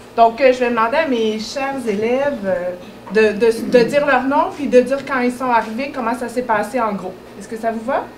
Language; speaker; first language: French; native; French